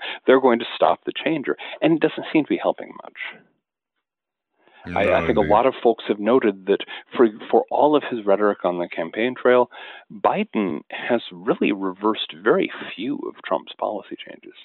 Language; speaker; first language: English; native; English